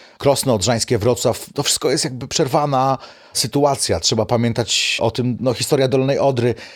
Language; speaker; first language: Polish; native; Polish